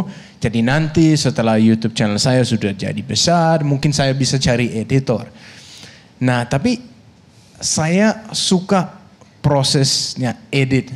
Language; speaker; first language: Indonesian; non-native, fluent; Danish